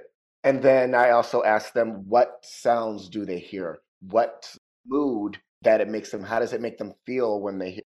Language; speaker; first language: English; native; English